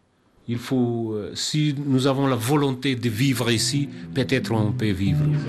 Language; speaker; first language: French; non-native, learner; Kabuverdianu